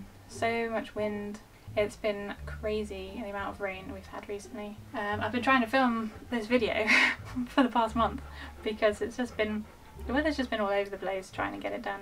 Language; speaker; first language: English; native; English